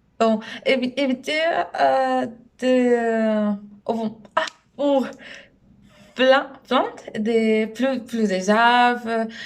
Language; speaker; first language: French; non-native, learner; Spanish